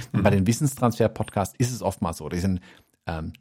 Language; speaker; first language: German; non-native, fluent; English